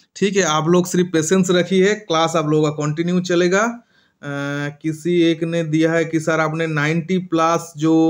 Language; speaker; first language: Hindi; non-native, local second language; Bangla